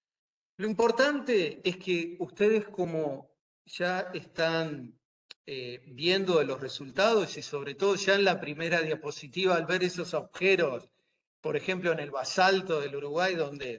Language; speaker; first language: Spanish; native; Spanish